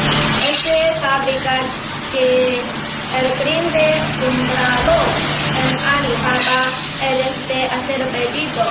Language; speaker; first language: Spanish; non-native, learner; Chinese